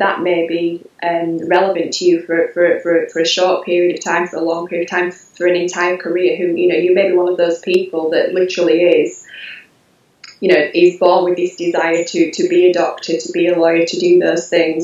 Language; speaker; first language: English; native; English